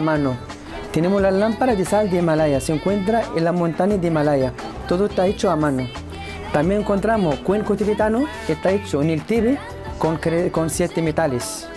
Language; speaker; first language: Spanish; non-native, fluent; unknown